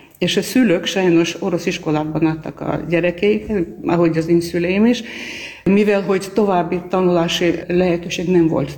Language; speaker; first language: Hungarian; non-native, fluent; Armenian